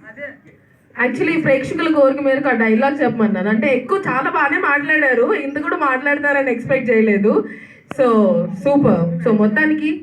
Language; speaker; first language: Telugu; native; Telugu